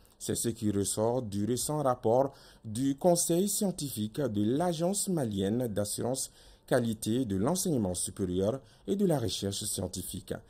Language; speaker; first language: French; non-native, local second language; Bambara